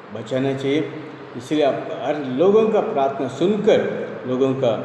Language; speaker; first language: Hindi; non-native, local second language; Tamil